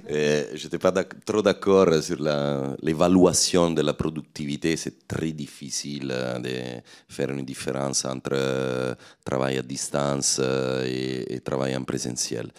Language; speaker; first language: French; non-native, fluent; Italian